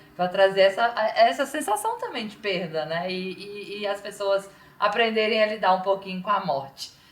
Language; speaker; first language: Portuguese; native; Portuguese